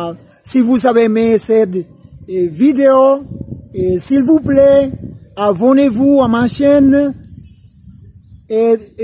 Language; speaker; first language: French; non-native, fluent; Spanish